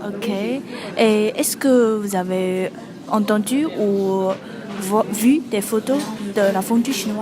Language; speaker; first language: French; non-native, fluent; Chinese